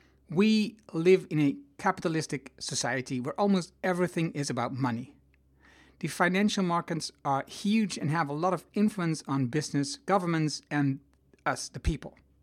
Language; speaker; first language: English; non-native, fluent; Dutch